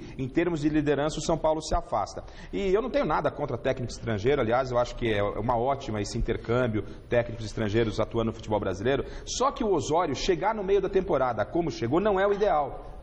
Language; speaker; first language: Portuguese; native; Portuguese